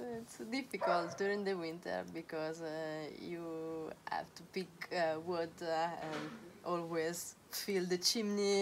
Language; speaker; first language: English; non-native, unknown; Italian